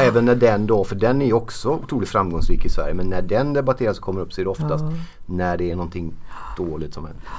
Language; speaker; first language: Swedish; native; Swedish